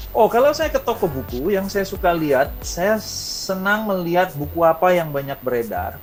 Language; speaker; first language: Indonesian; native; Indonesian